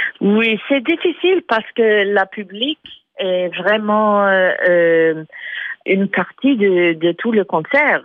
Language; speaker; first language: French; non-native, fluent; English